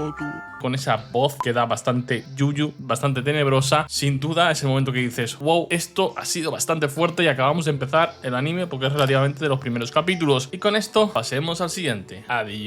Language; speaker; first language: Spanish; native; Spanish